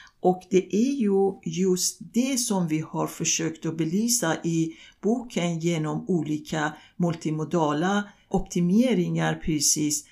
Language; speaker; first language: Swedish; non-native, fluent; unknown